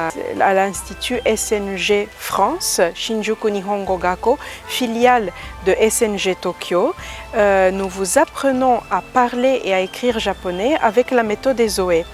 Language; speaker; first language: French; early bilingual, other home language; Romanian